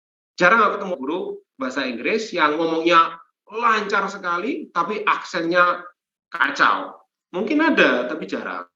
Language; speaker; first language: Indonesian; non-native, fluent; English